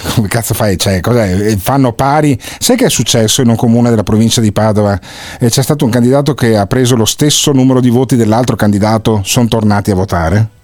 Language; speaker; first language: Italian; native; Italian